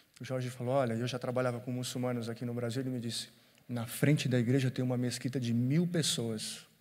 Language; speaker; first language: Portuguese; native; Portuguese